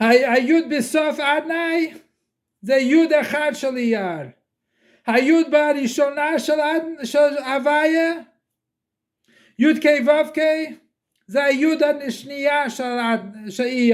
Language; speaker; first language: Hebrew; non-native, fluent; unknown